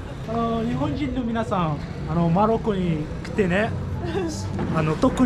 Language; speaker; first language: Japanese; non-native, learner; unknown